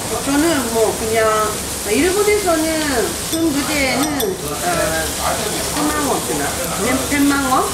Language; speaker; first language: Korean; non-native, learner; Japanese